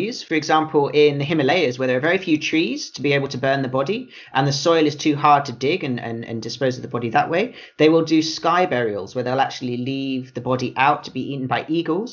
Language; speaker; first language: English; native; English